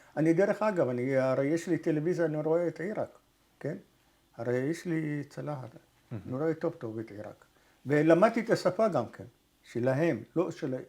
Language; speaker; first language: Hebrew; early bilingual, other home language; Arabic